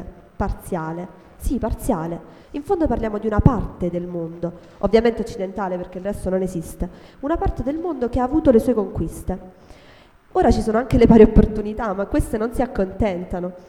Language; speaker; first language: Italian; native; Italian